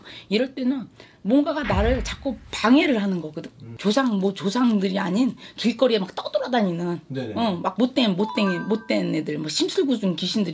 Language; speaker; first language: Korean; native; Korean